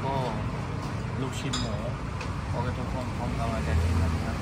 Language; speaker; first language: Thai; non-native, fluent; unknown